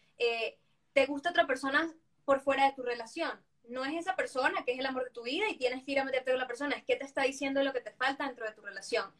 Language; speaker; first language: Spanish; native; Spanish